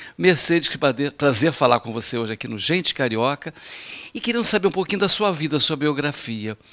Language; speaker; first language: Portuguese; native; Portuguese